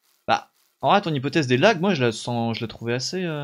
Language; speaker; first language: French; native; French